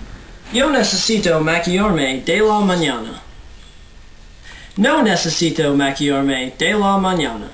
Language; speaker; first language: Spanish; non-native, learner; English